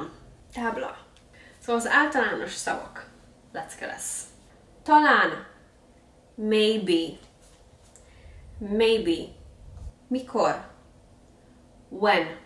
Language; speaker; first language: Hungarian; early bilingual, heritage; Hungarian